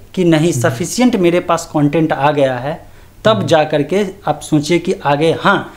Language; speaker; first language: Hindi; native; Hindi